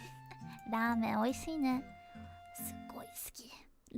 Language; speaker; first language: Japanese; non-native, learner; English